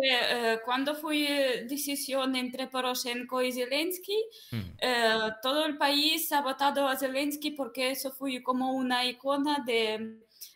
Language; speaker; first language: Spanish; non-native, fluent; Russian